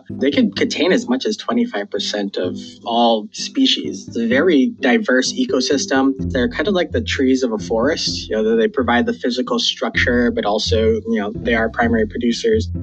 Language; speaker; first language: English; native; English